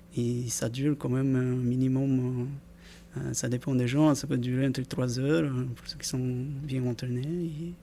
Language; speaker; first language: French; non-native, fluent; Spanish